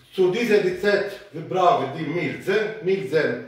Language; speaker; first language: German; non-native, learner; Italian